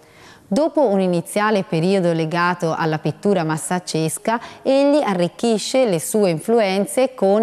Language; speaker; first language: Italian; native; Italian